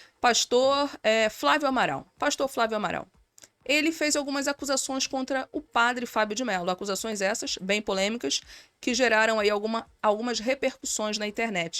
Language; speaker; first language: Portuguese; native; Portuguese